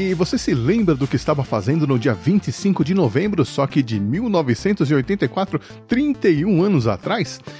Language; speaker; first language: Portuguese; native; Portuguese